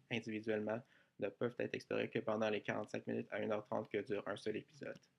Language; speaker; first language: French; native; French